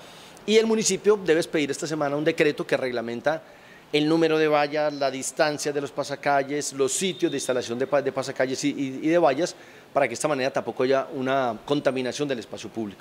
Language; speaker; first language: Spanish; native; Spanish